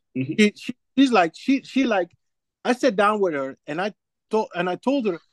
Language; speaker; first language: English; non-native, fluent; Dutch